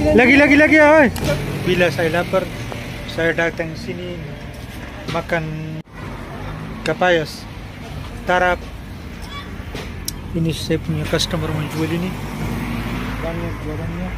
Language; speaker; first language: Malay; non-native, fluent; Urdu